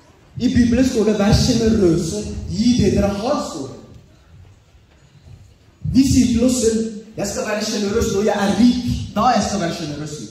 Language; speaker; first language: Norwegian; early bilingual, other home language; Oromo